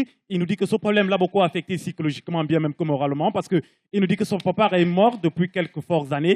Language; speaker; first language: French; non-native, local second language; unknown